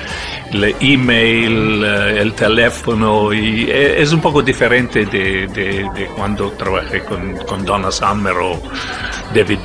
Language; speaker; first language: Spanish; non-native, learner; Italian